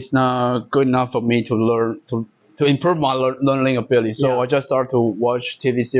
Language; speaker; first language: English; non-native, learner; Chinese